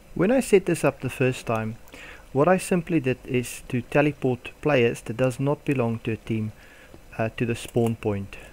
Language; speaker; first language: English; non-native, local second language; Afrikaans